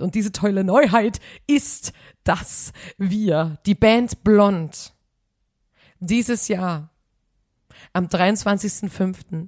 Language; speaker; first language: German; native; German